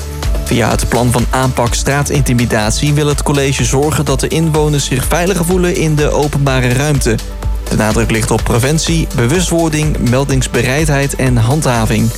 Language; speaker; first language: Dutch; native; Dutch